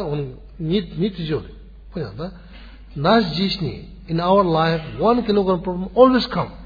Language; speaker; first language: Russian; non-native, learner; Tibetan